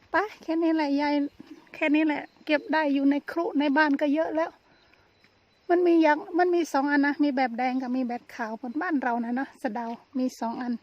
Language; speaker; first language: Thai; native; Thai